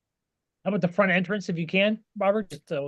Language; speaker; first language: English; native; English